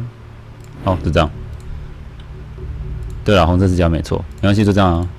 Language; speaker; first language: Chinese; native; Chinese